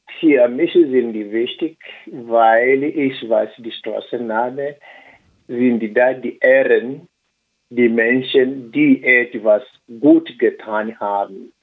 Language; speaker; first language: German; non-native, learner; Swahili